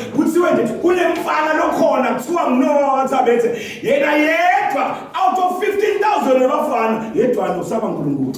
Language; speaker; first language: Zulu; non-native, local second language; Swati